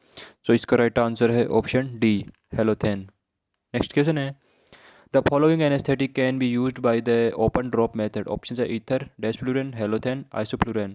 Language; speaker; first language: English; non-native, local second language; Hindi